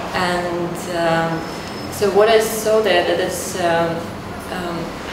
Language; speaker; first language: English; non-native, fluent; Russian